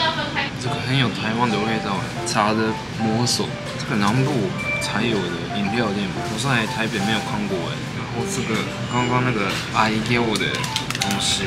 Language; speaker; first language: Chinese; early bilingual, heritage; Japanese